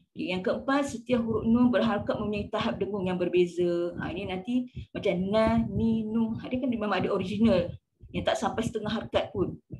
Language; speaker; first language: Malay; native; Malay